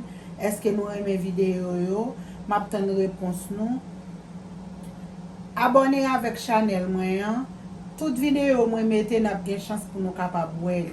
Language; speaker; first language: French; non-native, local second language; Haitian Creole